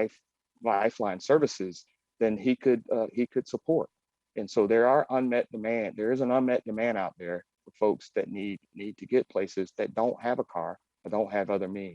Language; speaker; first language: English; native; English